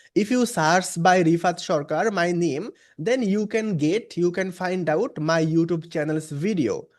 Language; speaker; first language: English; non-native, local second language; Bangla